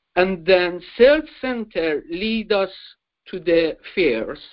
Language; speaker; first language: English; non-native, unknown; Persian